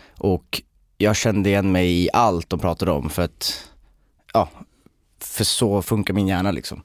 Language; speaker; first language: Swedish; native; Swedish